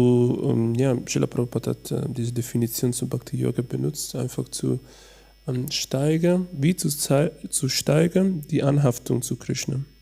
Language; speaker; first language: German; non-native, learner; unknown